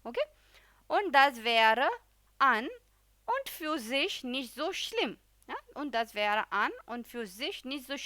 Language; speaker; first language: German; non-native, fluent; Hindi